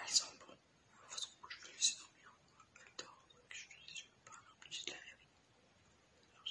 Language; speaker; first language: French; native; French